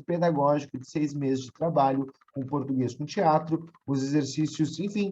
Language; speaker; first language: Portuguese; native; Portuguese